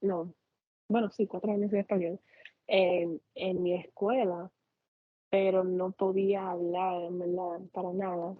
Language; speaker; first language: Spanish; non-native, fluent; English